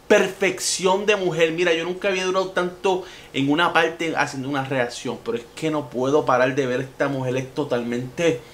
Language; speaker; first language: Spanish; native; Spanish